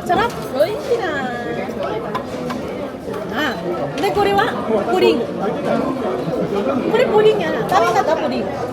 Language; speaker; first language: Japanese; non-native, fluent; Filipino